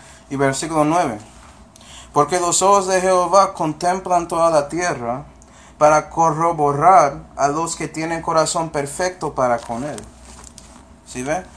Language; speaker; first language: Spanish; non-native, fluent; English